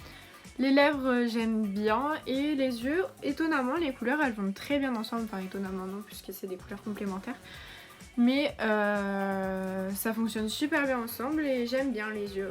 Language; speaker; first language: French; native; French